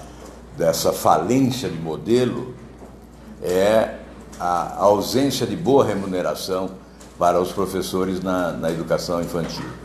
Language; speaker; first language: Portuguese; native; Portuguese